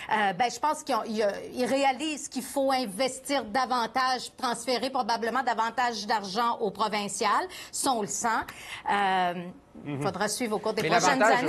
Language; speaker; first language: French; native; French